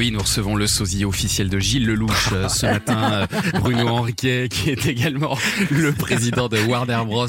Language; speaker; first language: French; native; French